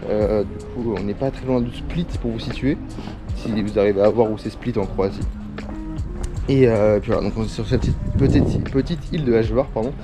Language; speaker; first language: French; native; French